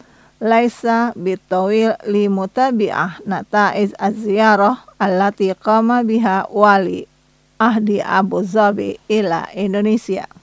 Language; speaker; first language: Arabic; non-native, fluent; Indonesian